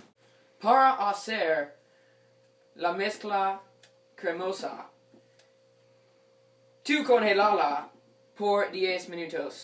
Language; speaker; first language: Spanish; non-native, learner; English